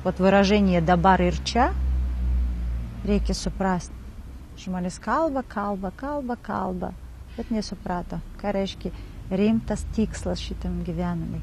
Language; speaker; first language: Lithuanian; non-native, learner; Kazakh